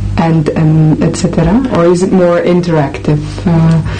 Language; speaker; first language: English; non-native, fluent; Dutch